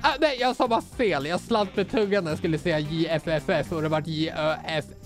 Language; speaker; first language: Swedish; native; Swedish